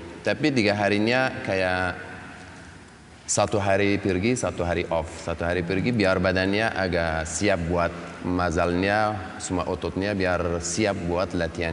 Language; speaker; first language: Indonesian; non-native, learner; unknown